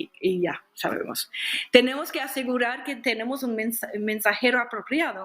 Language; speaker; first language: Spanish; non-native, fluent; English